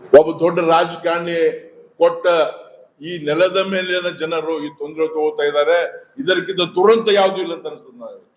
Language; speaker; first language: Kannada; non-native, local second language; Lambadi